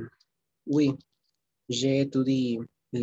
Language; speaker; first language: French; non-native, learner; Spanish